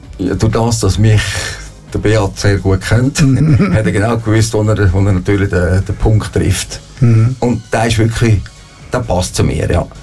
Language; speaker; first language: German; non-native, fluent; Italian